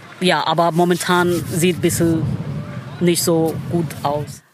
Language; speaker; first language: German; non-native, learner; Pashto